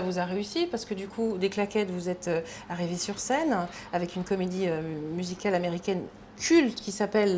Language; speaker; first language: French; native; French